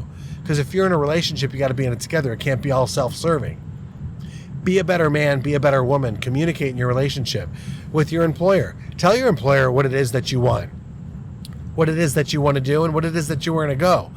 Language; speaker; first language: English; native; English